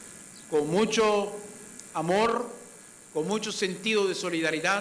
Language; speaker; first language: Spanish; non-native, fluent; Papiamento